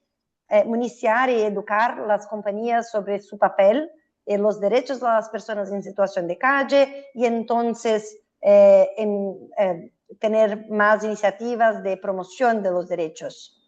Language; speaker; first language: Spanish; non-native, fluent; Portuguese